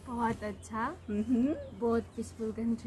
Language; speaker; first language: Hindi; non-native, learner; Nepali